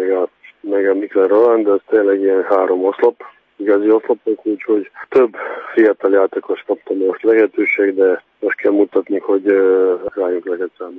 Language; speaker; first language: Hungarian; non-native, fluent; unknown